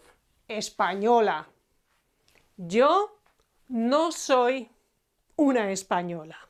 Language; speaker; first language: Spanish; non-native, fluent; Croatian